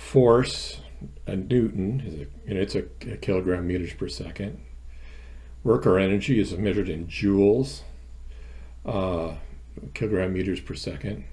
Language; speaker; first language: English; native; English